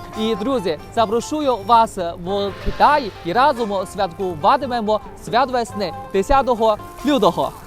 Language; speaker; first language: Ukrainian; non-native, learner; Chinese